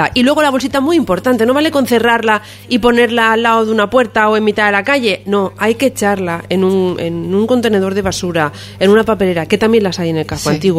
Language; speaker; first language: Spanish; native; Spanish